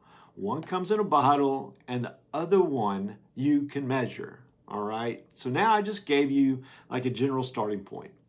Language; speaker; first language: English; native; English